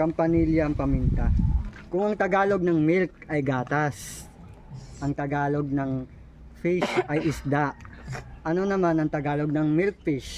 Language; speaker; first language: Filipino; native; Filipino